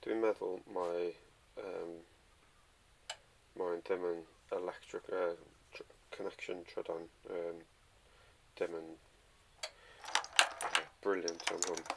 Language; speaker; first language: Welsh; non-native, learner; English